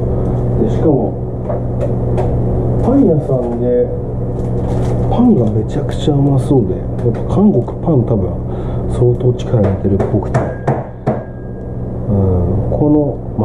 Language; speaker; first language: Japanese; native; Japanese